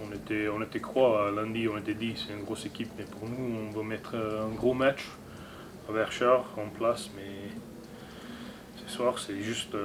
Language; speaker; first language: French; non-native, learner; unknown